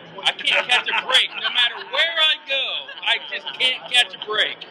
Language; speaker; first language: English; native; English